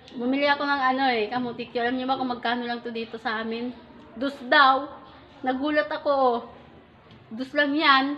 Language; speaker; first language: Filipino; non-native, local second language; Waray